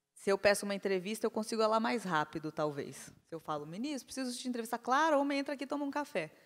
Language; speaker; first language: Portuguese; native; Portuguese